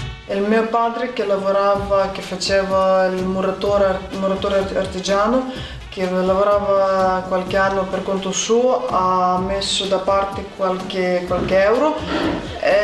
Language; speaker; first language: Italian; early bilingual, other home language; Ukrainian